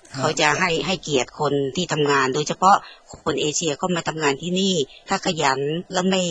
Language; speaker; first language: Thai; native; Thai